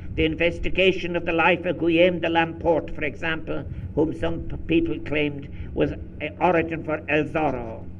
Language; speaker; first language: English; native; English